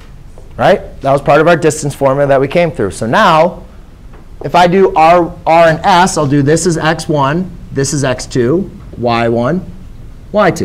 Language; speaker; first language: English; native; English